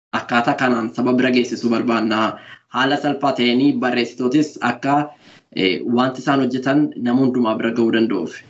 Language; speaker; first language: Oromo; early bilingual, other home language; Norwegian